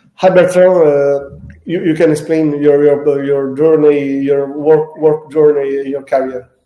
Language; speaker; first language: English; non-native, fluent; Italian